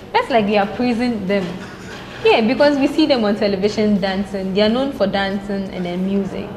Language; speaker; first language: English; non-native, local second language; Akan